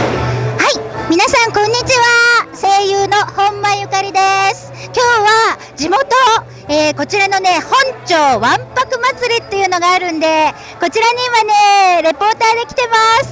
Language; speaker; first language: Japanese; native; Japanese